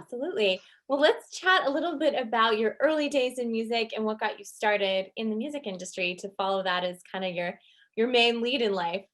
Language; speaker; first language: English; native; English